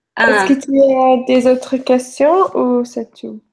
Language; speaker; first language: French; non-native, learner; English